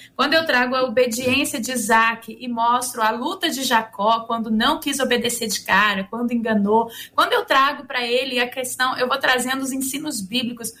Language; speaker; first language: Portuguese; native; Portuguese